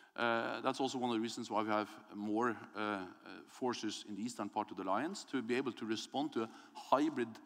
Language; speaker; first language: English; non-native, fluent; Norwegian